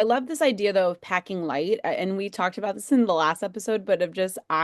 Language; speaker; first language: English; native; English